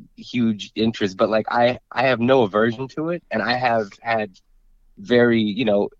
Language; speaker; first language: English; native; English